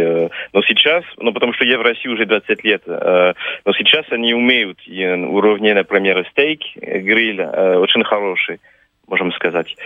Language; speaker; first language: Russian; non-native, fluent; French